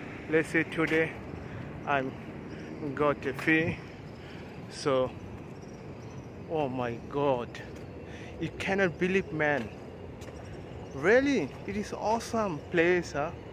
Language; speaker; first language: English; non-native, local second language; Bangla